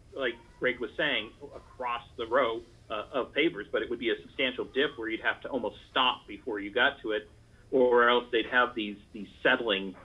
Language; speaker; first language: English; native; English